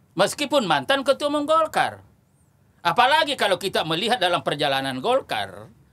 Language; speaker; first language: Indonesian; non-native, local second language; Buginese